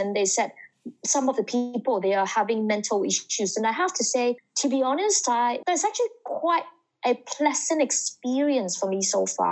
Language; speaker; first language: English; non-native, local second language; Cantonese